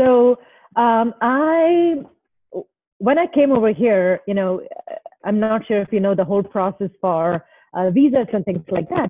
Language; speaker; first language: English; non-native, local second language; Malayalam